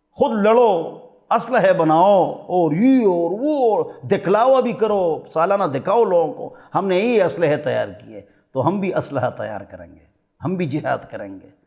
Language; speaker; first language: Urdu; non-native, local second language; Pashto